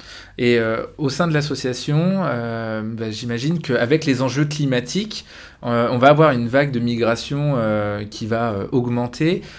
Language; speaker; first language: French; native; French